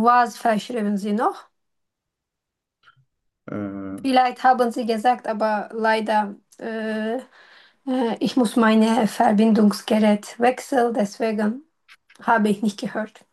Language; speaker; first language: German; non-native, learner; Turkish